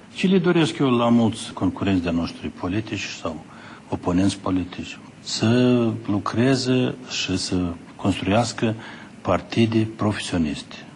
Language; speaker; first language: Romanian; native; Romanian